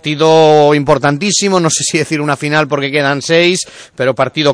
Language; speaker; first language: Spanish; native; Spanish